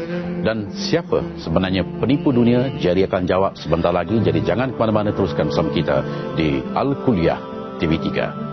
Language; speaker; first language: Malay; native; Malay